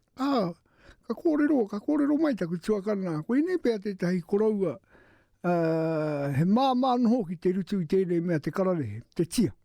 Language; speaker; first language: Māori; native; Māori